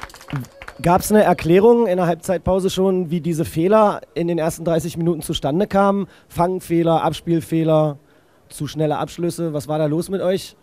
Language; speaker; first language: German; native; German